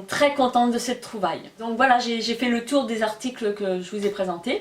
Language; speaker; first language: French; native; French